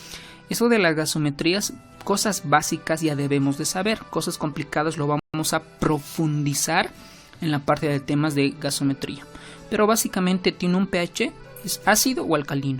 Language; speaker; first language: Spanish; native; Spanish